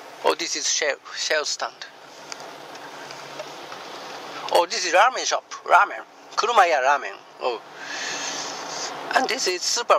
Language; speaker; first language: English; non-native, learner; Japanese